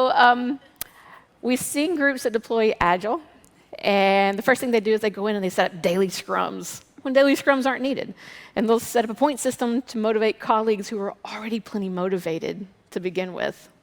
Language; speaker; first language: English; native; English